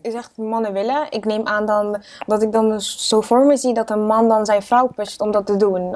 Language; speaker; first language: Dutch; native; Dutch